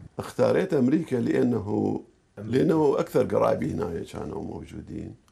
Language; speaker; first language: Arabic; native; Arabic